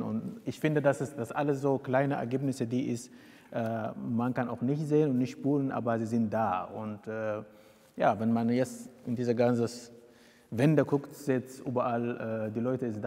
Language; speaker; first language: German; non-native, fluent; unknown